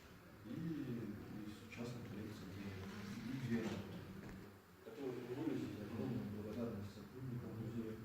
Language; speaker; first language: Russian; native; Russian